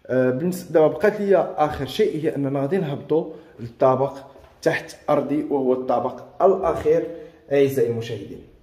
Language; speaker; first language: Arabic; native; Arabic